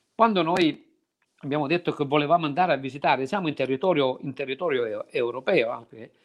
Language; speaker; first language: Italian; native; Italian